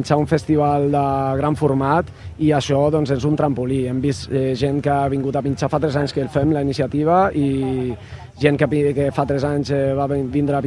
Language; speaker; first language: Catalan; non-native, local second language; Spanish